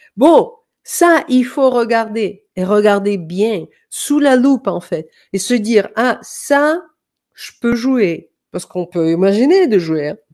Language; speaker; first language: French; non-native, fluent; Danish